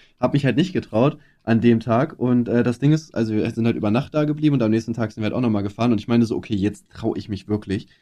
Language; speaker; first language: German; native; German